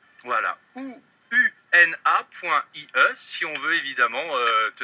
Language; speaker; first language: French; native; French